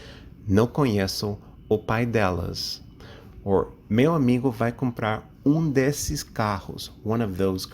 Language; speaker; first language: Portuguese; non-native, fluent; English